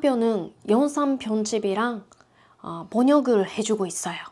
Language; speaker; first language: Korean; non-native, fluent; Japanese